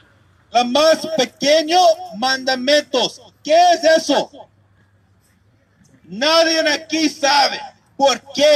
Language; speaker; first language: Spanish; non-native, learner; English